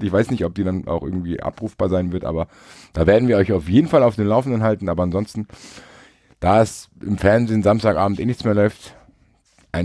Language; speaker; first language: German; native; German